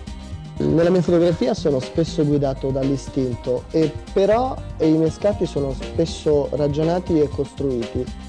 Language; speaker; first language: Italian; native; Italian